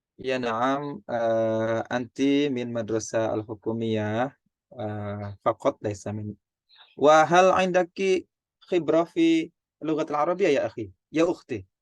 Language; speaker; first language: Arabic; non-native, fluent; Indonesian